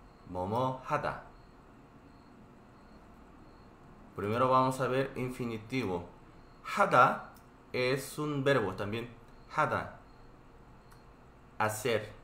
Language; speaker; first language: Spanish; non-native, fluent; Korean